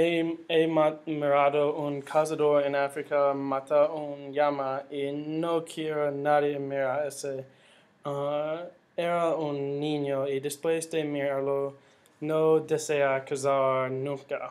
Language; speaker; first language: Spanish; non-native, learner; English